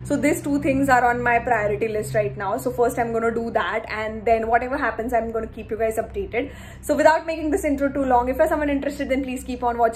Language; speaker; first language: English; non-native, local second language; Hindi